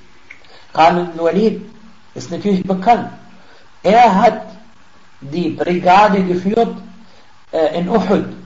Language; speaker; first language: German; non-native, fluent; Arabic